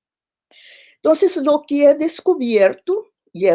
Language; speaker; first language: Spanish; non-native, fluent; Portuguese